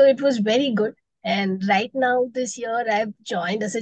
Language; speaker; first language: English; non-native, local second language; Tamil